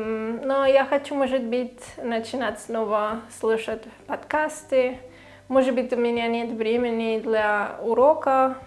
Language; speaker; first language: Russian; non-native, learner; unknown